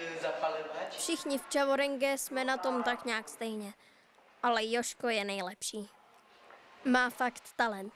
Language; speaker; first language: Czech; native; Czech